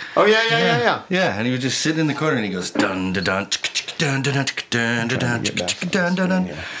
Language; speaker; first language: English; native; English